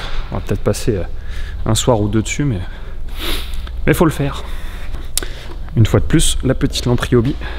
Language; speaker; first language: French; native; French